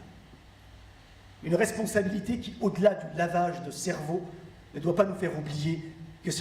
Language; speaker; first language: French; early bilingual, other home language; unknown